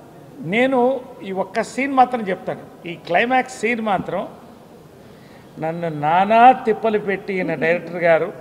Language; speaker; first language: Telugu; native; Telugu